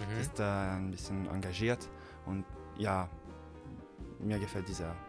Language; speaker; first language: German; non-native, fluent; French